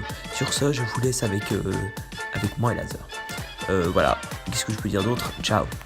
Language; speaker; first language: French; native; French